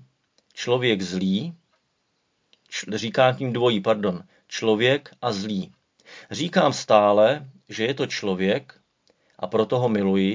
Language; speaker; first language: Czech; native; Czech